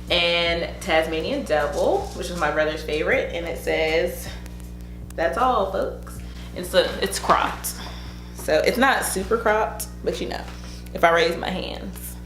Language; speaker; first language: English; native; English